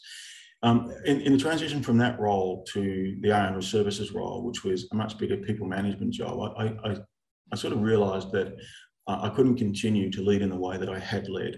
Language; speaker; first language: English; native; English